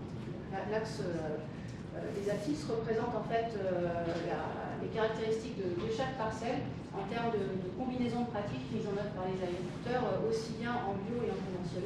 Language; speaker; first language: French; native; French